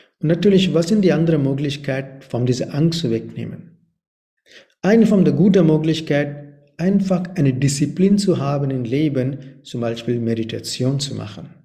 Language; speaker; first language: German; non-native, learner; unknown